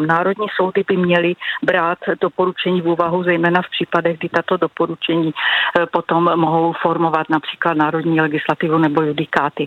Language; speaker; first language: Czech; native; Czech